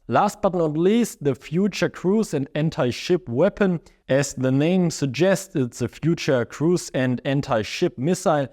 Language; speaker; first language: English; non-native, fluent; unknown